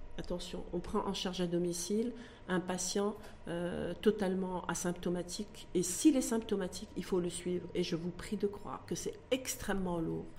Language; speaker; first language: French; non-native, local second language; Arabic